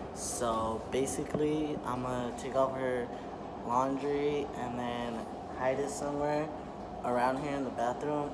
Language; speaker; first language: English; early bilingual, other home language; Spanish